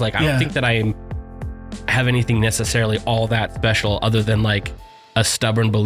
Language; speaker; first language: English; native; English